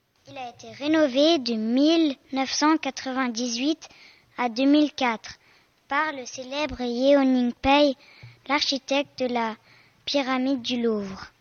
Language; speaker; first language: French; non-native, learner; German